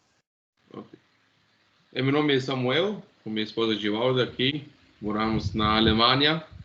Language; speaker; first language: Portuguese; non-native, learner; Italian